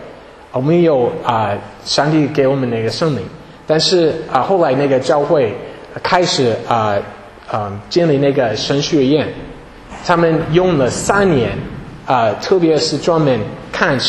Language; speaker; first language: Chinese; non-native, fluent; English